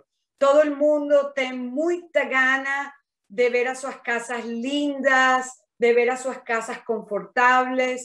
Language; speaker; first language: Spanish; non-native, fluent; Portuguese